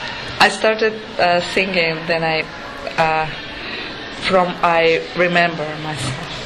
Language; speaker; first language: English; non-native, learner; Japanese